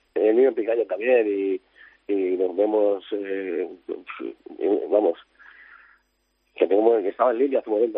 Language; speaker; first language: Spanish; native; Spanish